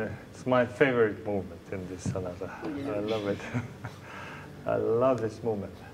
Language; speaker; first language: English; non-native, learner; Russian